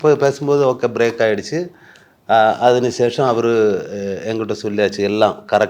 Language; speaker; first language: Tamil; non-native, learner; Malayalam